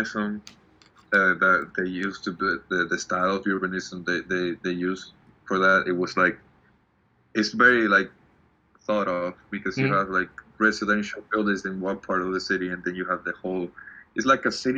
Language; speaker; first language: English; non-native, fluent; Spanish